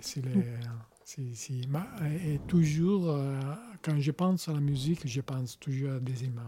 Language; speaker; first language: French; non-native, learner; Italian